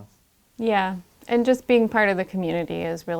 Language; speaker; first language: English; native; English